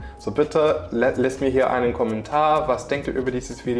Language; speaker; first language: German; non-native, fluent; English